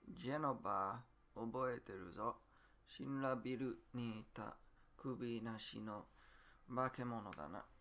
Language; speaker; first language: Japanese; non-native, learner; English